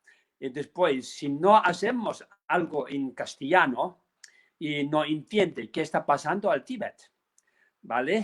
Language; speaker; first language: Spanish; non-native, learner; Tibetan